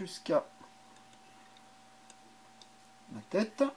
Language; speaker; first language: French; native; French